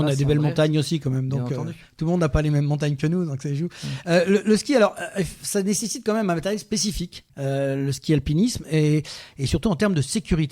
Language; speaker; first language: French; native; French